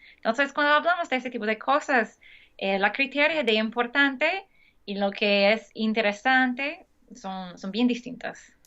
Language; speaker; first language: Spanish; non-native, fluent; English